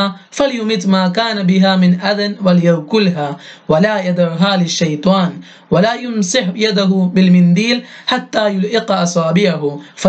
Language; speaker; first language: Arabic; non-native, fluent; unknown